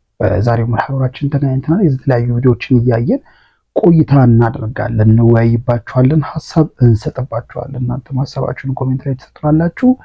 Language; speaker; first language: Amharic; native; Amharic